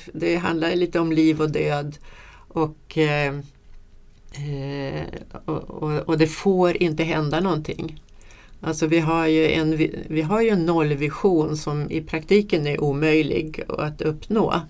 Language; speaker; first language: Swedish; native; Swedish